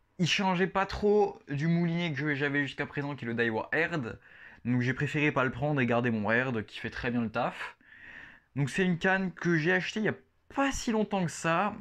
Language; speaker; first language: French; native; French